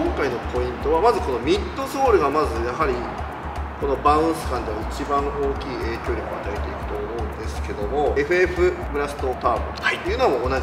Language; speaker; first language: Japanese; native; Japanese